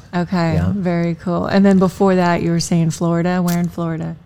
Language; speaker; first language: English; native; English